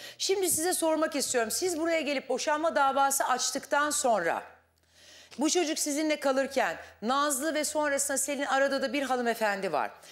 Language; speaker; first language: Turkish; native; Turkish